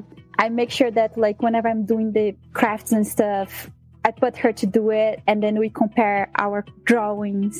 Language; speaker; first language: English; non-native, fluent; Portuguese